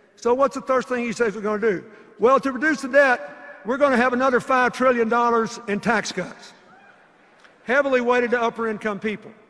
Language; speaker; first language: English; native; English